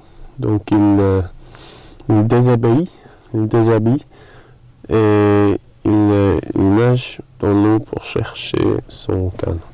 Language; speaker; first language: French; non-native, learner; English